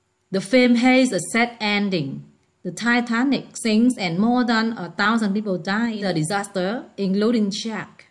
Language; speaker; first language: English; non-native, fluent; Vietnamese